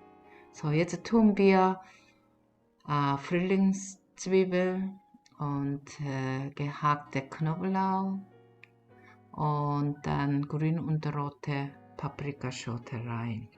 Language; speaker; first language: German; non-native, fluent; Korean